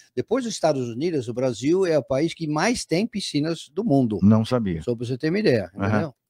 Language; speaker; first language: Portuguese; non-native, fluent; Dutch